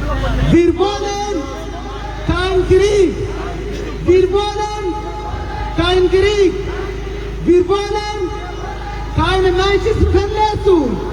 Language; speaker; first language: German; non-native, learner; Oromo